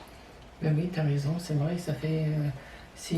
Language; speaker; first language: French; native; French